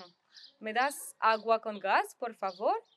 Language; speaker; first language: Spanish; non-native, learner; French